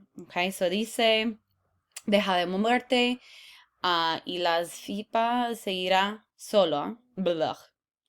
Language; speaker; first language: Spanish; non-native, fluent; English